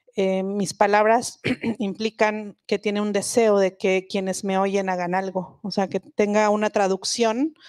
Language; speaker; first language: Spanish; non-native, local second language; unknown